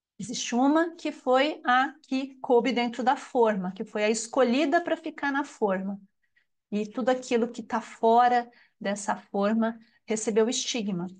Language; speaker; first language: Portuguese; native; Portuguese